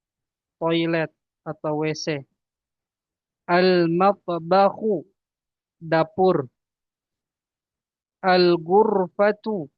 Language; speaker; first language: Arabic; non-native, fluent; Indonesian